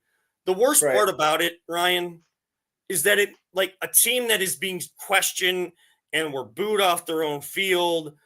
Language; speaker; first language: English; native; English